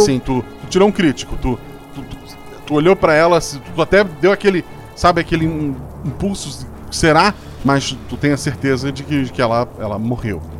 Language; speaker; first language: Portuguese; native; Portuguese